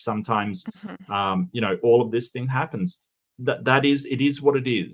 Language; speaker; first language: English; native; English